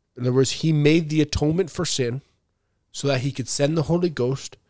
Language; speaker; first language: English; native; English